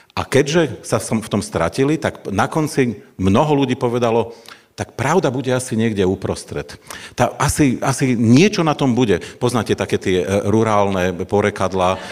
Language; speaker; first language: Slovak; native; Slovak